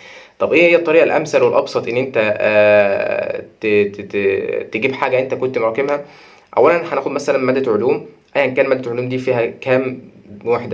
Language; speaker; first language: Arabic; native; Arabic